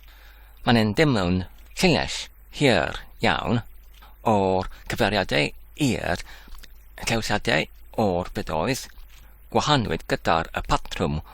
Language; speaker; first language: Welsh; non-native, learner; English